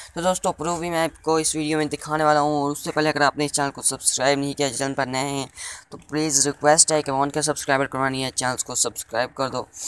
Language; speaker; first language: Hindi; native; Hindi